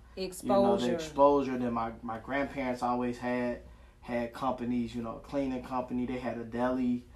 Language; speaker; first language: English; native; English